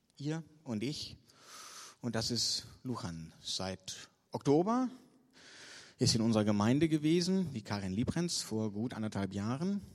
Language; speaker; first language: German; native; German